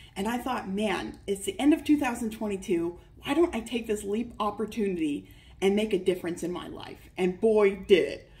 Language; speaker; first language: English; native; English